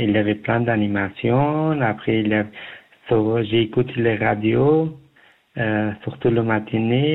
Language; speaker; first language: French; non-native, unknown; Persian